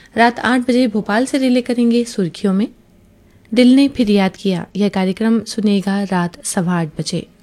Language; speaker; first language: Hindi; native; Hindi